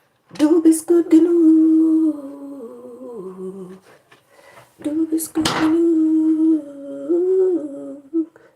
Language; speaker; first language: German; non-native, learner; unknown